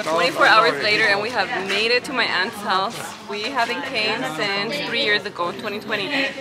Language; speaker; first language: English; early bilingual, other home language; Spanish